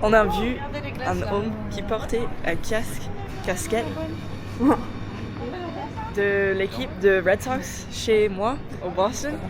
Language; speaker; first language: French; non-native, learner; English